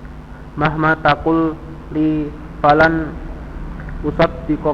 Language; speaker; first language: Arabic; non-native, learner; Indonesian